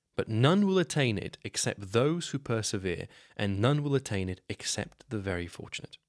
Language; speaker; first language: English; non-native, fluent; Slovenian